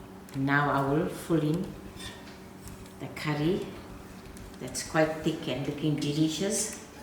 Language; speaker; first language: English; native; English